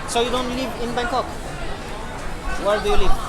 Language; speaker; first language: English; non-native, learner; French